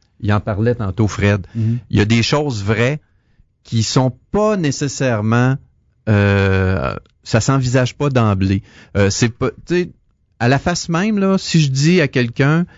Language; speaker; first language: French; native; French